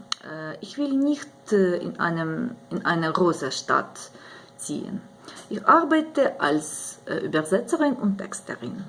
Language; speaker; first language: German; non-native, learner; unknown